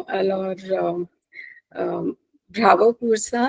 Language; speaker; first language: French; non-native, fluent; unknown